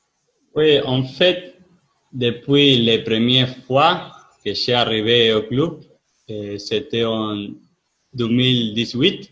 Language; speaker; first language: French; non-native, fluent; Spanish